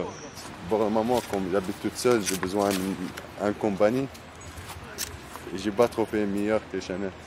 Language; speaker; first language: French; non-native, learner; Arabic